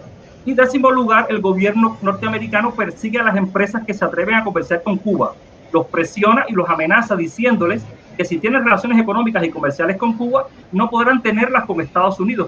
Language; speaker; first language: Spanish; native; Spanish